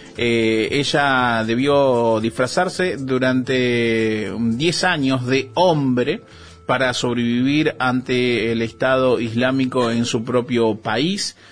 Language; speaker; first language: Spanish; native; Spanish